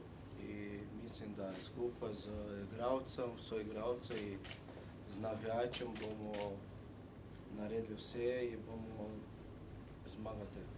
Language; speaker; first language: Slovenian; non-native, fluent; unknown